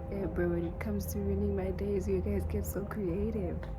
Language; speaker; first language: English; non-native, local second language; Zulu